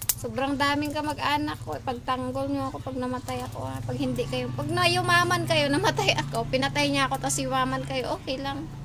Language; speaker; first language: Filipino; non-native, local second language; Hiligaynon